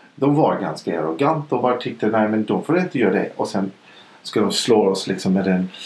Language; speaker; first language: Swedish; non-native, fluent; English